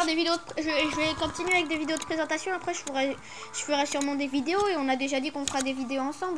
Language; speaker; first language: French; native; French